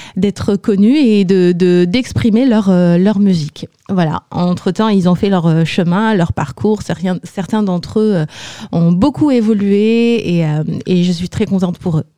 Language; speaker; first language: French; non-native, local second language; Kabyle